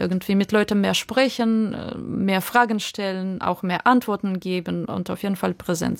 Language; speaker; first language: German; non-native, fluent; Ukrainian